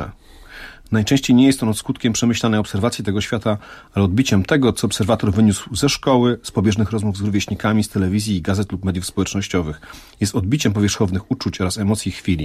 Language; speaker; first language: Polish; native; Polish